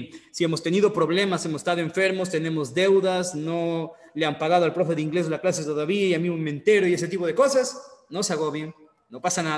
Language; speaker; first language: Spanish; native; Spanish